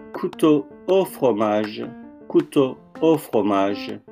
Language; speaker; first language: French; non-native, learner; Turkish